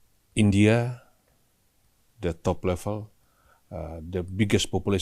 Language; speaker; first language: English; non-native, learner; Indonesian